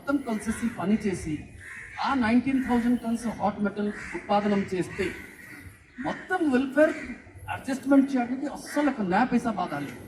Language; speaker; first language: Telugu; non-native, local second language; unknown